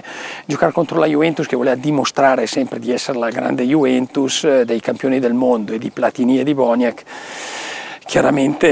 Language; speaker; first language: Italian; native; Italian